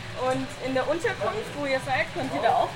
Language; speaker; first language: German; native; German